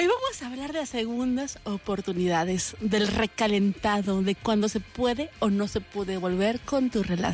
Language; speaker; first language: Spanish; native; Spanish